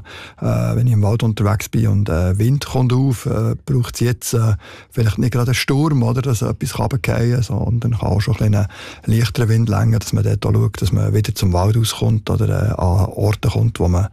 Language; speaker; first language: German; native; German